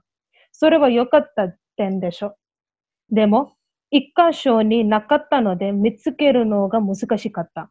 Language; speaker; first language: Japanese; non-native, learner; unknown